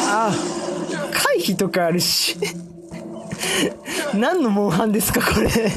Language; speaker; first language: Japanese; native; Japanese